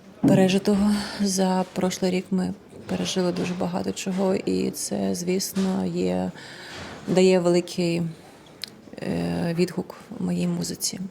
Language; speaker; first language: Ukrainian; non-native, local second language; Russian